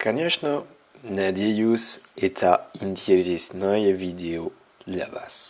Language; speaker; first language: Russian; non-native, learner; French